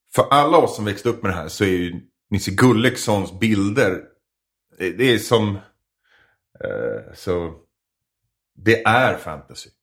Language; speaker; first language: Swedish; native; Swedish